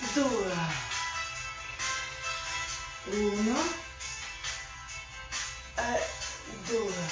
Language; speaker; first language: Italian; non-native, learner; Russian